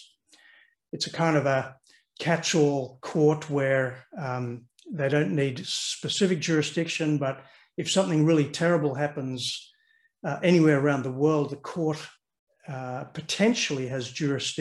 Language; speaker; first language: English; native; English